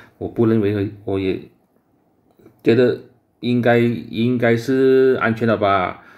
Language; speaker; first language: Chinese; native; Chinese